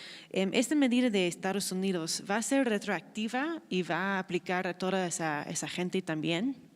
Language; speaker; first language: Spanish; non-native, fluent; English